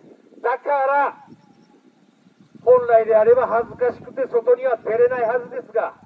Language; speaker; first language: Japanese; native; Japanese